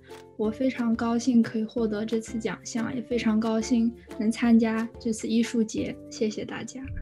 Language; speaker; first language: Chinese; early bilingual, heritage; Chinese